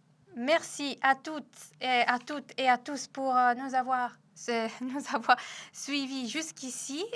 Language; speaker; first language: French; non-native, fluent; Italian